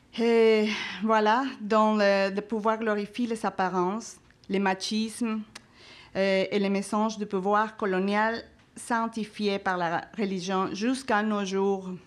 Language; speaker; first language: French; non-native, fluent; Spanish